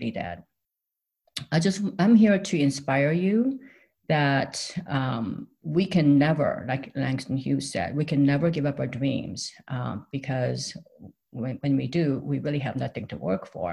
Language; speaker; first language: English; non-native, fluent; Korean